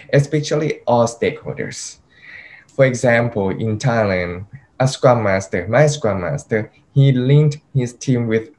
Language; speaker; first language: English; non-native, fluent; Thai